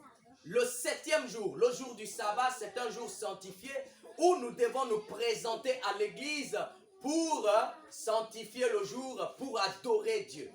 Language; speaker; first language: French; non-native, local second language; Lingala